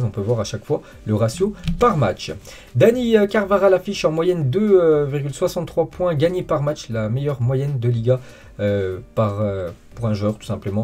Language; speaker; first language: French; native; French